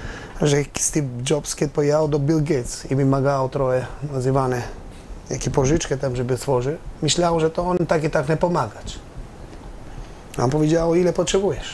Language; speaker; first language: Polish; non-native, learner; Albanian